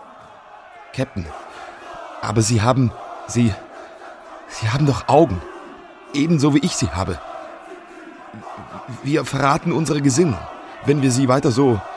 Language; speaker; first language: German; native; German